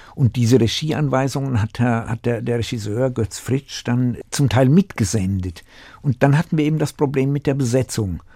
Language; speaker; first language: German; native; German